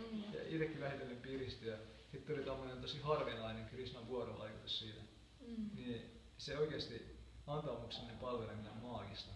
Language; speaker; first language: Finnish; native; Finnish